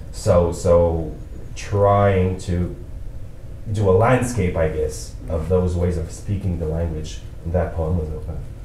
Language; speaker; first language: English; non-native, local second language; French